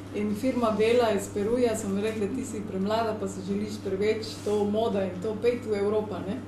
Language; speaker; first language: Slovenian; non-native, learner; Spanish